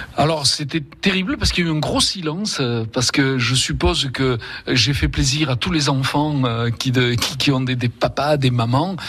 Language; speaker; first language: French; early bilingual, other home language; Spanish